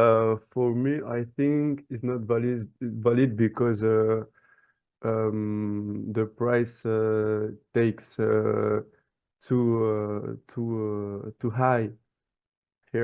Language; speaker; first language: English; non-native, learner; French